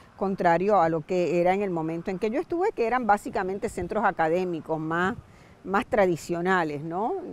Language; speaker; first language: Spanish; native; Spanish